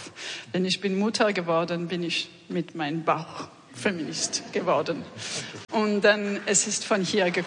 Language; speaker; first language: German; non-native, fluent; French